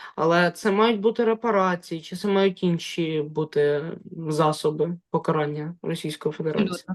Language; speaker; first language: Ukrainian; native; Ukrainian